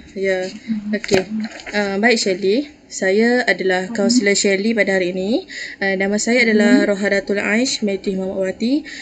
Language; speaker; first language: Malay; native; Malay